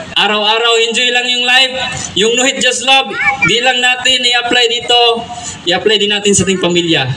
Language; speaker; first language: Filipino; non-native, local second language; Cebuano